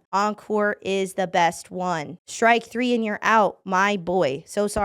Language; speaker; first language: English; native; English